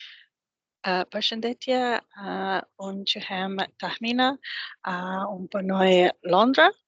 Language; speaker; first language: Albanian; non-native, learner; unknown